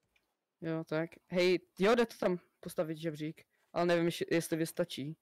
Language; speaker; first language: Czech; native; Czech